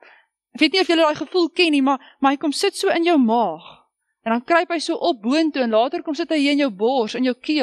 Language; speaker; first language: Afrikaans; native; Afrikaans